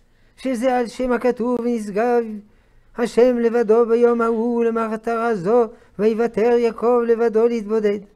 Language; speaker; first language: Hebrew; non-native, fluent; French